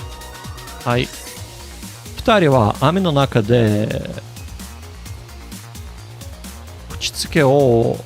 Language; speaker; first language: Japanese; non-native, learner; English